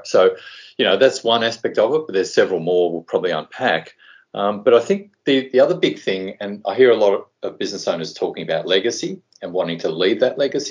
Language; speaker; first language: English; native; English